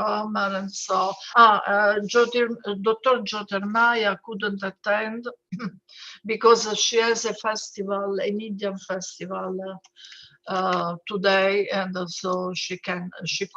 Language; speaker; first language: English; non-native, fluent; Italian